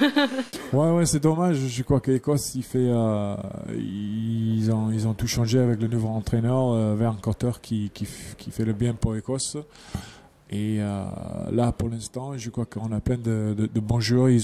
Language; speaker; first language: French; non-native, fluent; English